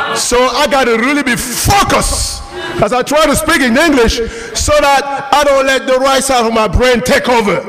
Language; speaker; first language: English; non-native, local second language; French